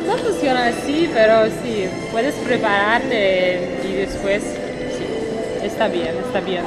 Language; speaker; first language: Spanish; non-native, fluent; Russian